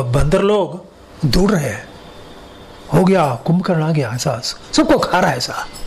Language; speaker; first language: Hindi; non-native, local second language; Kannada